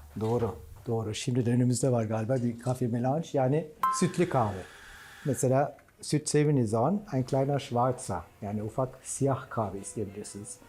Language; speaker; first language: Turkish; non-native, fluent; German